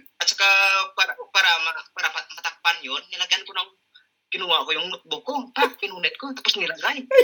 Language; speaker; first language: Filipino; non-native, local second language; Hiligaynon